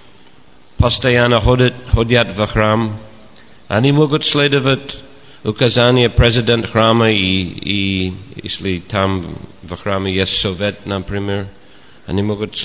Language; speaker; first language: Russian; non-native, fluent; English